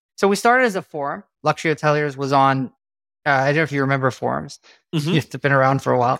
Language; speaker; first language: English; native; English